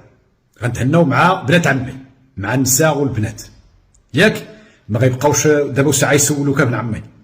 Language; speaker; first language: Arabic; native; Arabic